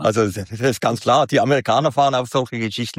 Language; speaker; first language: German; native; German